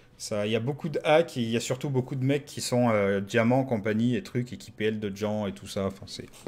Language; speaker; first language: French; native; French